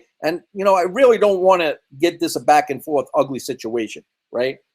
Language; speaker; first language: English; native; English